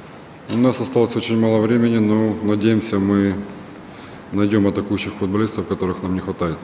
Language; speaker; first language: Polish; non-native, learner; Russian